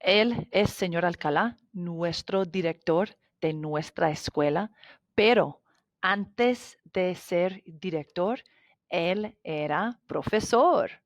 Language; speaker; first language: Spanish; non-native, fluent; English